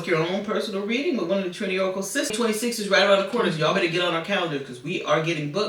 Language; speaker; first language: English; native; English